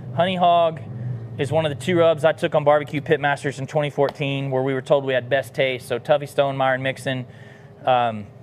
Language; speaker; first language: English; native; English